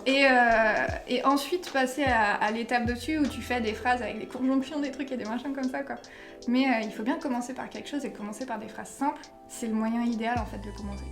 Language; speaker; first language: French; native; French